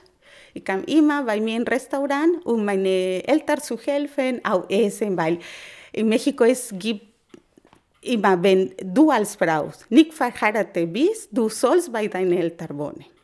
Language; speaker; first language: German; non-native, learner; Spanish